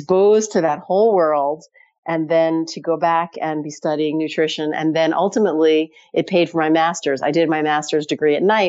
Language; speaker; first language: English; native; English